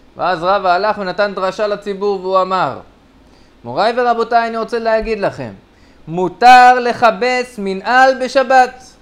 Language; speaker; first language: Hebrew; native; Hebrew